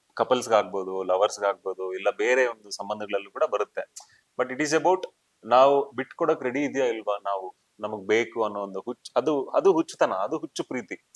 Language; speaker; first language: Kannada; native; Kannada